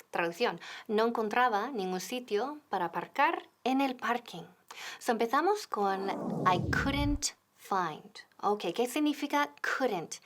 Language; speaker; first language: Spanish; non-native, fluent; English